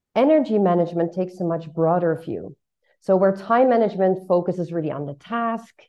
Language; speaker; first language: English; non-native, fluent; Dutch